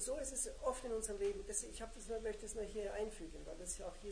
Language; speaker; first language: German; native; German